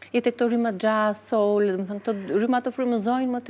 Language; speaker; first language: Albanian; native; Albanian